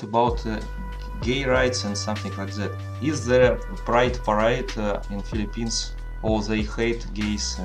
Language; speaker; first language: English; non-native, learner; Russian